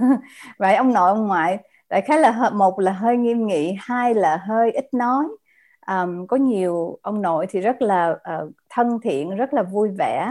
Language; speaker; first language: Vietnamese; native; Vietnamese